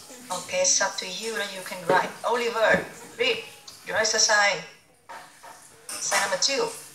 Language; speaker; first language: English; non-native, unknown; Vietnamese